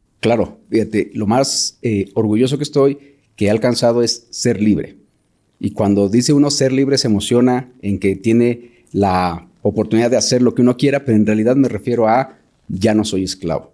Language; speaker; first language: Spanish; native; Spanish